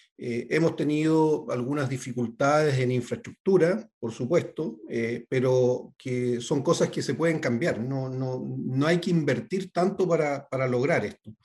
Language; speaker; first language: Spanish; native; Spanish